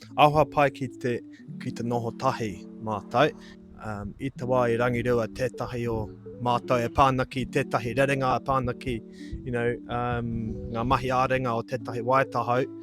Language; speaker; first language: Māori; non-native, local second language; English